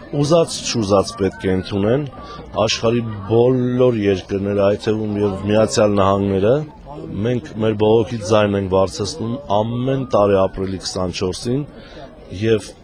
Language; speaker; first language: Armenian; native; Armenian